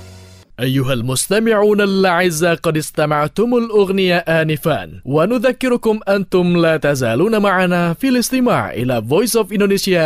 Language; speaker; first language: Arabic; non-native, fluent; Indonesian